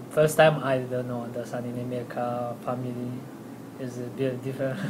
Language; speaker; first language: English; non-native, learner; Tigrinya